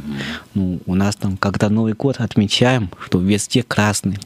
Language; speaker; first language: Russian; non-native, fluent; Chinese